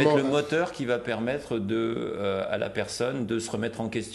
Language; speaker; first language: French; native; French